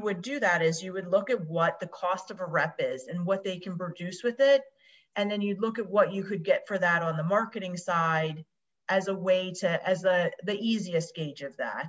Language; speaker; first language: English; native; English